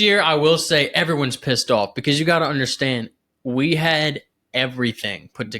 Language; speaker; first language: English; native; English